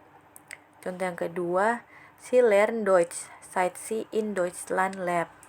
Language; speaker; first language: German; non-native, fluent; Indonesian